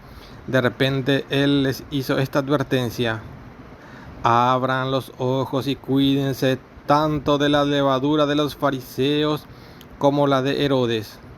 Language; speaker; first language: Spanish; native; Spanish